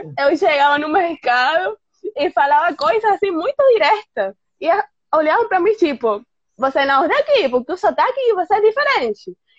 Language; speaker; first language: Portuguese; non-native, fluent; Spanish